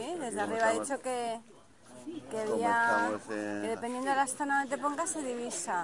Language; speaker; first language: Spanish; native; Spanish